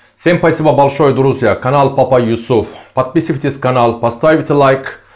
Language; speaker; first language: Russian; non-native, learner; Turkish